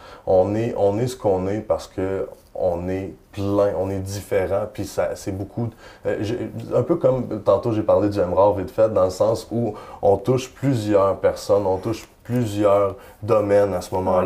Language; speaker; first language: French; native; French